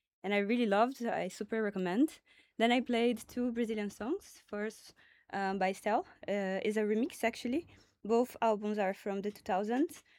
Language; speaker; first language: English; non-native, fluent; Portuguese